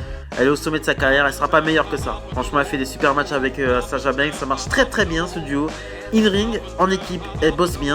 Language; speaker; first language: French; native; French